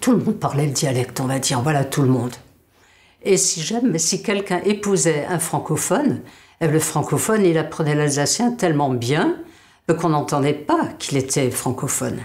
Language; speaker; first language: French; native; French